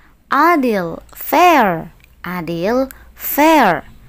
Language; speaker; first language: English; non-native, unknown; Indonesian